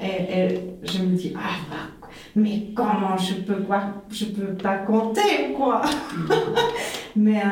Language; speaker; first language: French; non-native, fluent; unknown